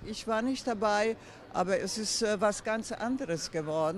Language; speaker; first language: German; non-native, fluent; Croatian